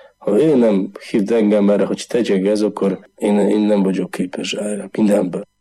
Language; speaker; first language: Hungarian; non-native, learner; Polish